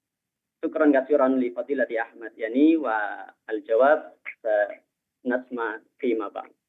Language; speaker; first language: Arabic; non-native, fluent; Indonesian